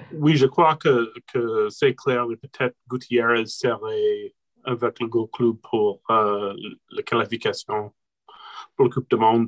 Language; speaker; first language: French; non-native, local second language; English